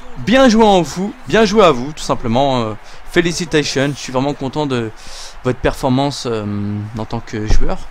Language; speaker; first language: French; native; French